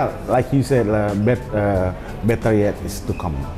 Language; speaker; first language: English; non-native, fluent; Indonesian